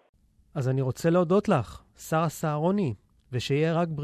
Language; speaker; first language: Hebrew; native; Hebrew